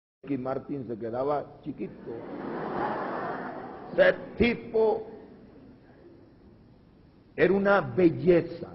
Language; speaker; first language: Spanish; native; Spanish